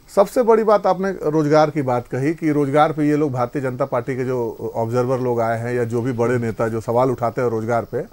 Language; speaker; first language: Hindi; native; Hindi